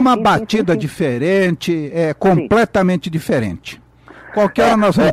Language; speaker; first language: Portuguese; native; Portuguese